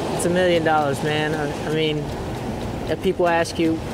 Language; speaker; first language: English; native; English